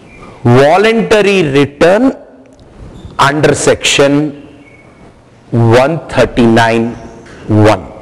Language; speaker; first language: English; non-native, local second language; Hindi